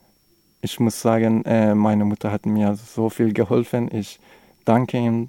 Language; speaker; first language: German; non-native, learner; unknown